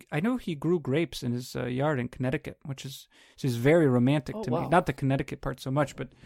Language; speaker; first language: English; early bilingual, other home language; Italian